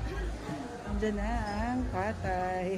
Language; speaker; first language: Filipino; native; Filipino